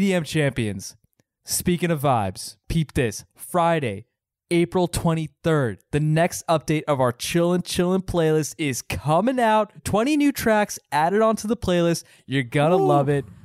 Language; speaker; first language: English; native; English